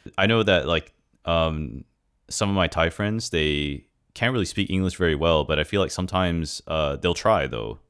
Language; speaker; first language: English; early bilingual, other home language; Lao